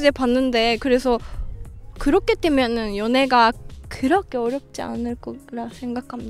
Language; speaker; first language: Korean; non-native, fluent; Japanese